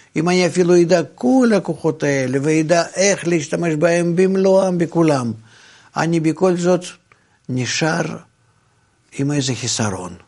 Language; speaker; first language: Hebrew; non-native, fluent; Russian